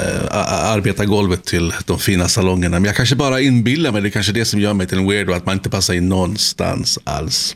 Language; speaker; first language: Swedish; native; Swedish